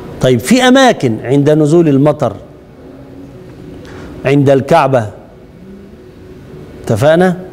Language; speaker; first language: Arabic; native; Arabic